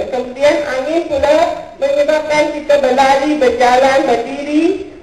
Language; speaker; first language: Malay; non-native, local second language; Tamil